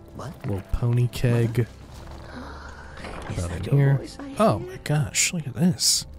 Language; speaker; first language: English; native; English